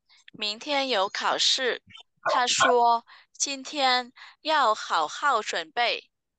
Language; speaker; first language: Chinese; non-native, fluent; Vietnamese